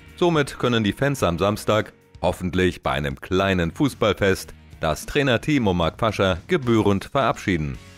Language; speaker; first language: German; native; German